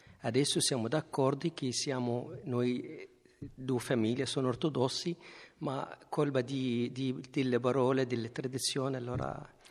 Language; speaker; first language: Italian; non-native, learner; Arabic